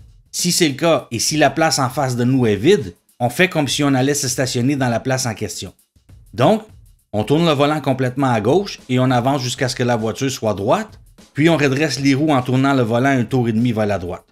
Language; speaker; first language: French; native; French